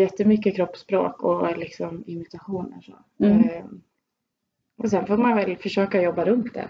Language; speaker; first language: Swedish; native; Swedish